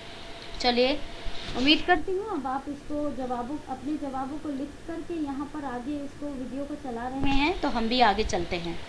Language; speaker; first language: Hindi; native; Hindi